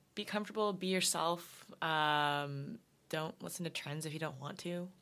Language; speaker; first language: English; native; English